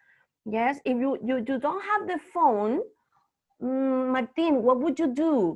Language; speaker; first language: Spanish; native; Spanish